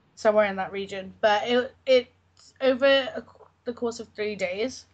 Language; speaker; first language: English; native; English